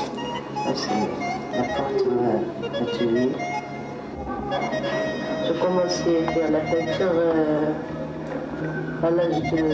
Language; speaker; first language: French; non-native, learner; Arabic